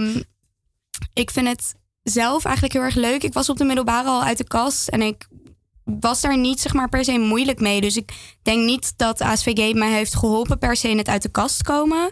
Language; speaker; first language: Dutch; native; Dutch